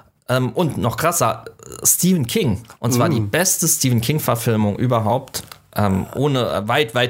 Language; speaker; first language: German; native; German